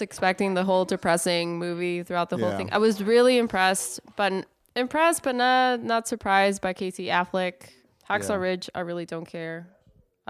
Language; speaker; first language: English; non-native, fluent; Spanish